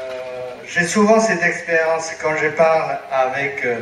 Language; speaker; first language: French; non-native, fluent; Chinese